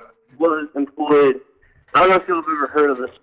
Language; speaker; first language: English; native; English